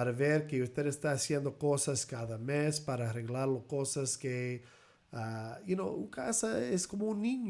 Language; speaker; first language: Spanish; early bilingual, heritage; English